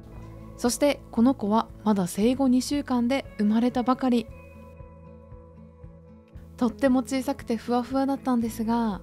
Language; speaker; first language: Japanese; native; Japanese